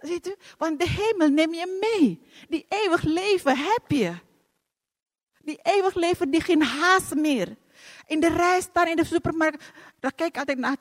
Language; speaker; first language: Dutch; non-native, fluent; Indonesian